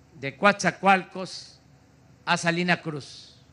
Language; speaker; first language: Spanish; native; Spanish